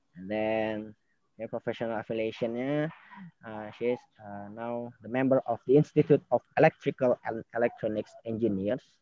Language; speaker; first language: English; non-native, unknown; Indonesian